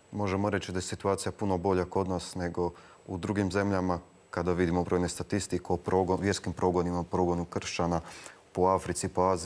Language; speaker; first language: Croatian; native; Croatian